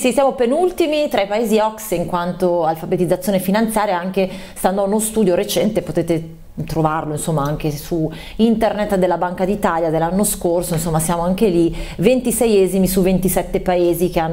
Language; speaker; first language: Italian; native; Italian